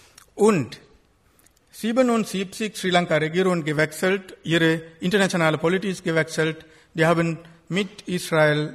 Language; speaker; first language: German; non-native, fluent; Sinhala